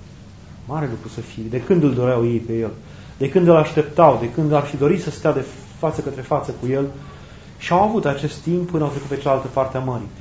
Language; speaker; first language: Romanian; native; Romanian